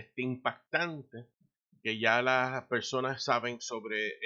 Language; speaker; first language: Spanish; native; Spanish